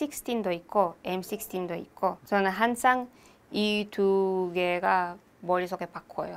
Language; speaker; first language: Korean; non-native, learner; Hebrew